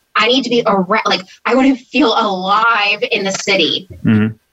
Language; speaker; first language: English; native; English